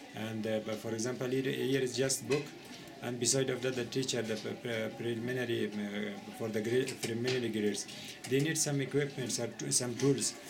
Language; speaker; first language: English; non-native, learner; Persian